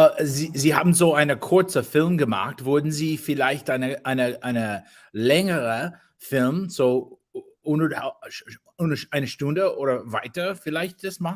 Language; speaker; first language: German; non-native, learner; English